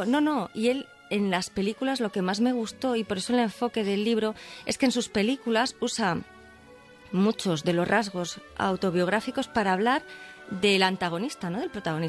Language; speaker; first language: Spanish; native; Spanish